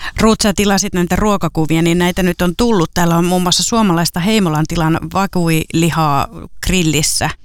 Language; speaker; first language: Finnish; native; Finnish